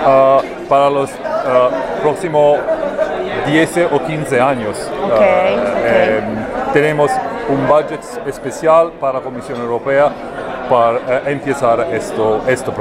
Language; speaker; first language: Spanish; non-native, learner; Italian